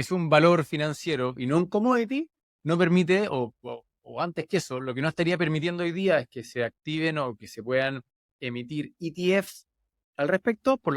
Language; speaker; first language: Spanish; native; Spanish